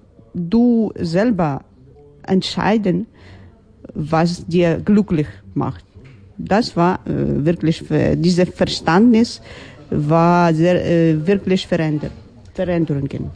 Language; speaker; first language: German; non-native, learner; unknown